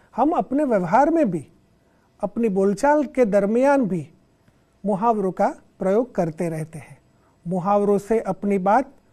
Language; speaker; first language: Hindi; non-native, local second language; Gujarati